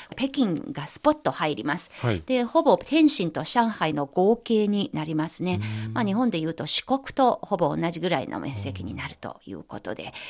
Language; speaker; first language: Japanese; non-native, fluent; Chinese